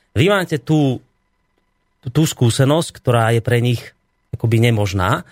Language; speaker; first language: Slovak; native; Slovak